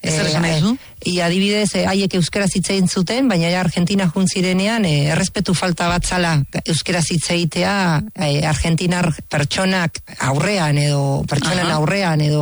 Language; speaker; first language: Basque; non-native, fluent; Spanish